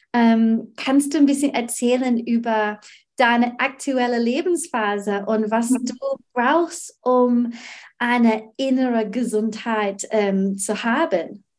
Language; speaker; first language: German; non-native, fluent; English